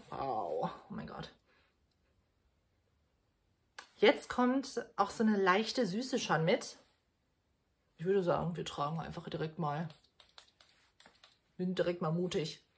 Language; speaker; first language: German; native; German